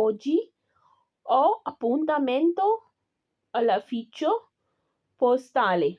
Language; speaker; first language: Italian; non-native, learner; Urdu